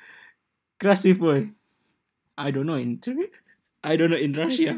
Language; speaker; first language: English; non-native, learner; Indonesian